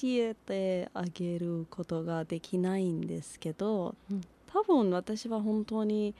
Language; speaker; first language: Japanese; non-native, learner; Persian